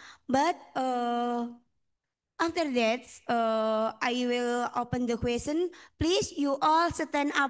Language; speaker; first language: English; non-native, fluent; Indonesian